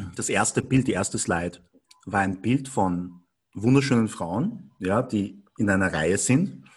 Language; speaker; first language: German; native; German